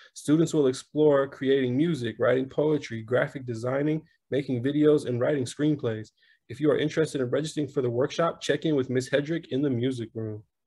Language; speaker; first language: English; native; English